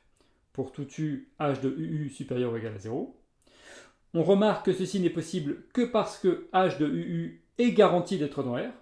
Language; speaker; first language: French; native; French